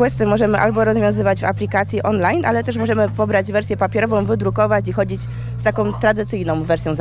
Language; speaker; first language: Polish; native; Polish